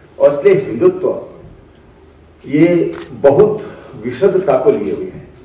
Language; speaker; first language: Hindi; native; Hindi